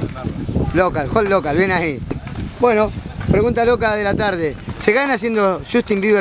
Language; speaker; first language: Spanish; native; Spanish